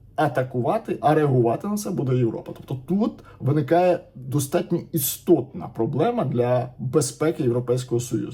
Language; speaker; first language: Ukrainian; native; Ukrainian